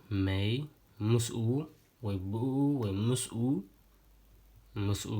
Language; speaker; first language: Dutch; non-native, fluent; Tigrinya